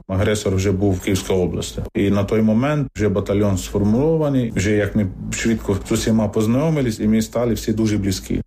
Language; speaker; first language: Ukrainian; non-native, fluent; Arabic